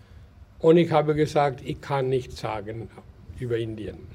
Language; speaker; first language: German; non-native, learner; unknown